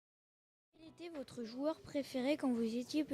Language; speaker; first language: French; native; French